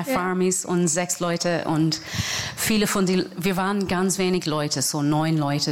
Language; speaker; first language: German; non-native, fluent; English